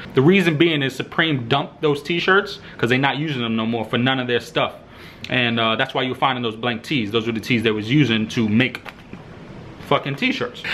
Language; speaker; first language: English; native; English